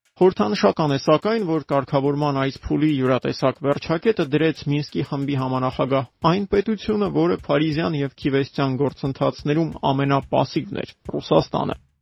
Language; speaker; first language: Armenian; native; Armenian